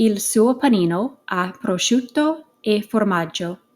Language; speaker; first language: Italian; non-native, fluent; English